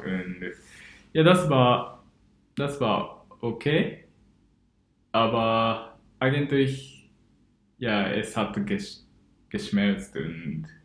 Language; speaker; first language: German; non-native, learner; Japanese